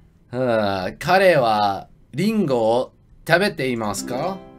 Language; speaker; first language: Japanese; non-native, learner; English